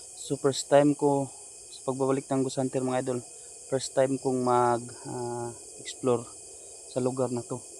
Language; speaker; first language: Filipino; non-native, local second language; Cebuano